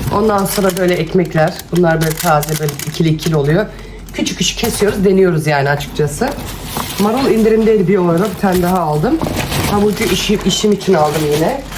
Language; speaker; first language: Turkish; early bilingual, heritage; Turkish